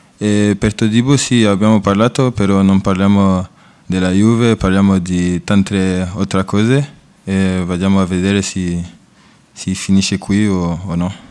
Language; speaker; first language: Italian; non-native, learner; French